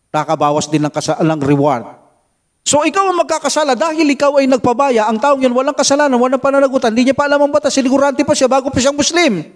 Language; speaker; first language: Filipino; non-native, local second language; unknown